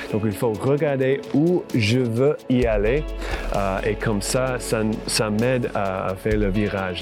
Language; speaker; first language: French; non-native, fluent; English